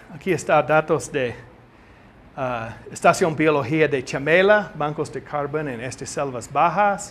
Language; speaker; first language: Spanish; non-native, learner; English